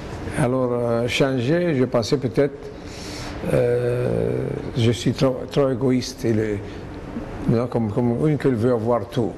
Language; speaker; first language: French; non-native, fluent; Italian